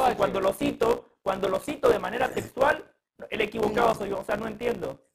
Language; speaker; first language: Spanish; native; Spanish